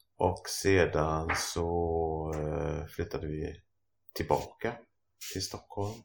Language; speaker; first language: Swedish; native; Swedish